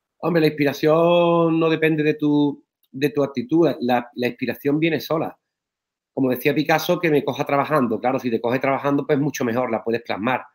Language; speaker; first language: Spanish; native; Spanish